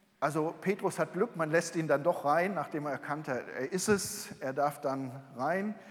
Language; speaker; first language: German; native; German